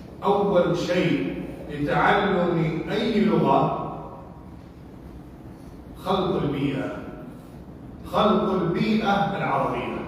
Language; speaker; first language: Arabic; non-native, fluent; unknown